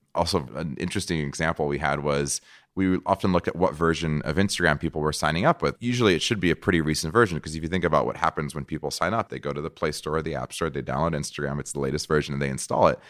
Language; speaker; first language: English; non-native, fluent; Portuguese